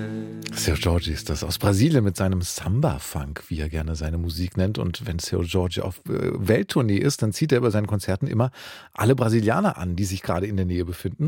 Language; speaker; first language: German; native; German